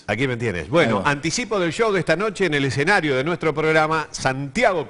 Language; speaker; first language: Spanish; native; Spanish